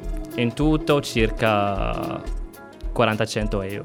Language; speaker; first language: Italian; non-native, fluent; Arabic